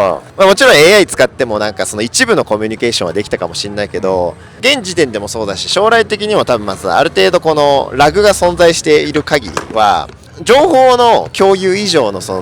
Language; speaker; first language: Japanese; native; Japanese